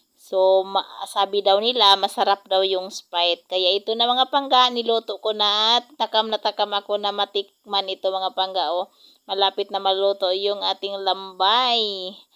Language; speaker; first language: Filipino; non-native, local second language; Hiligaynon